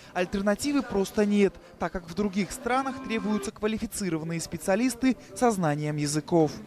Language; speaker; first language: Russian; non-native, local second language; Tajik